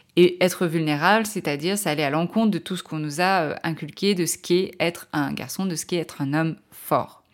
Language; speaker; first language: French; native; French